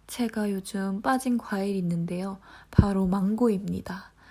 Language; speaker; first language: Korean; native; Korean